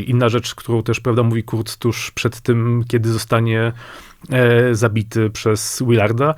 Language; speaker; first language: Polish; native; Polish